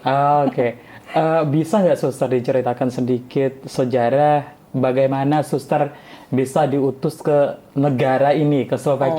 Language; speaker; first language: Indonesian; non-native, fluent; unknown